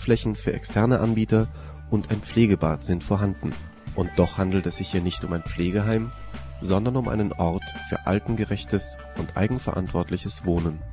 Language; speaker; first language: German; native; German